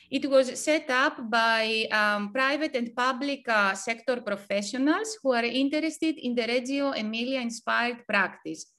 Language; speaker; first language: English; non-native, fluent; Ukrainian